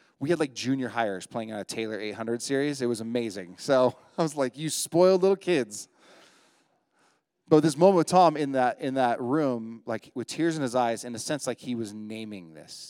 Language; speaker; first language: English; native; English